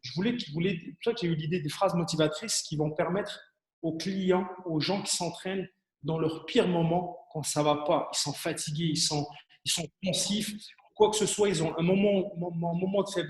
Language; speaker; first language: French; early bilingual, other home language; Arabic